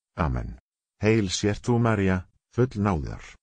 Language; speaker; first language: Icelandic; non-native, learner; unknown